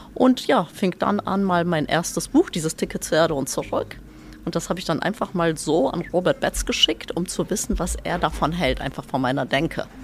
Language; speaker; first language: German; early bilingual, other home language; Polish